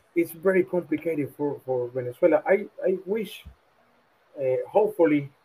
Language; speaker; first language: English; non-native, learner; Spanish